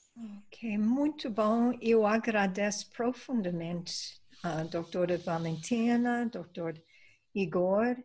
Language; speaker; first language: Portuguese; non-native, fluent; Spanish